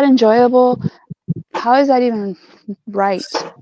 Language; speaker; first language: English; native; English